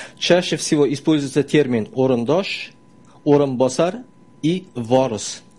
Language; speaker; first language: Russian; non-native, local second language; Uzbek